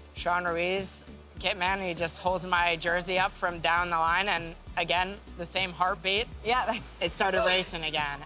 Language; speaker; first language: English; native; English